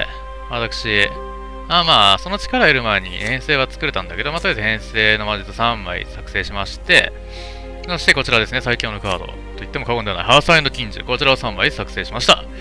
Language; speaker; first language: Japanese; native; Japanese